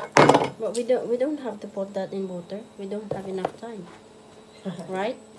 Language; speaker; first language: English; non-native, local second language; Filipino